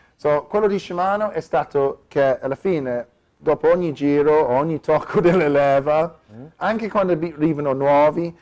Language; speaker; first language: Italian; non-native, learner; English